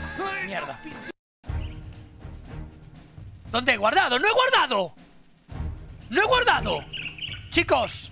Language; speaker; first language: Spanish; native; Spanish